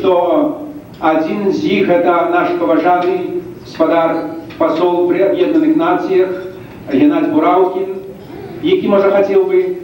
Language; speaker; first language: Belarusian; native; Belarusian